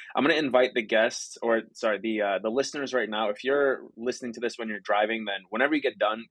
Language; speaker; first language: English; native; English